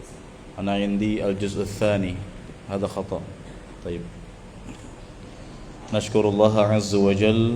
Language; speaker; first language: Arabic; non-native, fluent; Indonesian